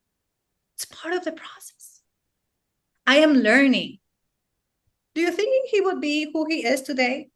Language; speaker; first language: English; non-native, fluent; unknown